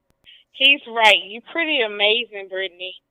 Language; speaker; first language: English; native; English